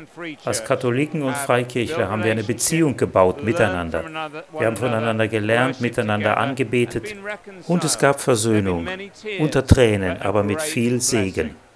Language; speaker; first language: German; native; German